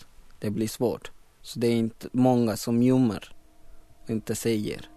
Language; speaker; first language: Swedish; non-native, learner; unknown